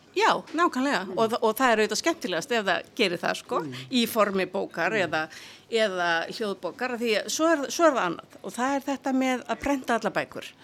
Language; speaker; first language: Icelandic; native; Icelandic